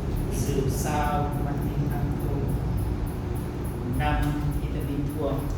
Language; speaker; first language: Vietnamese; non-native, learner; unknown